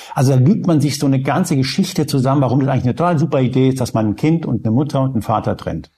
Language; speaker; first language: German; early bilingual, other home language; Spanish